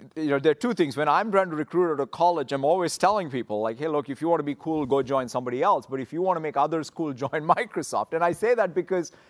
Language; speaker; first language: English; non-native, local second language; Telugu